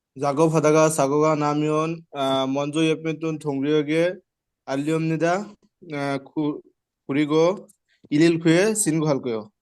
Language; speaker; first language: Korean; non-native, learner; Bangla